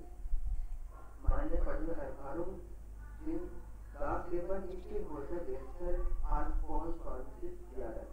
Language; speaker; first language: German; non-native, learner; Hindi